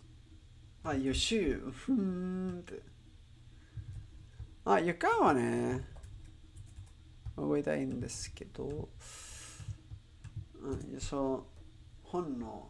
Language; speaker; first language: Japanese; non-native, learner; Spanish